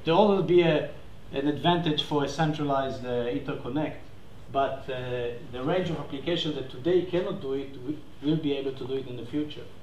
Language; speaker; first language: English; non-native, fluent; Hebrew